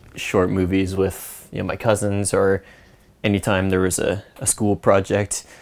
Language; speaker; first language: English; native; English